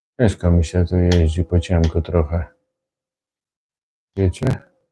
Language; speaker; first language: Polish; native; Polish